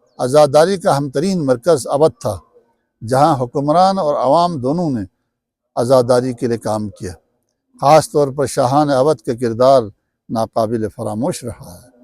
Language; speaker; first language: Urdu; non-native, local second language; Balti